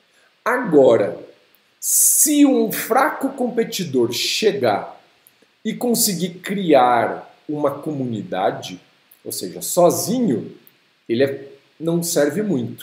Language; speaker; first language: Portuguese; native; Portuguese